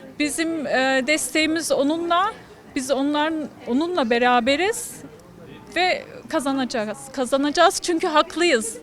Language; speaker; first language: Turkish; native; Turkish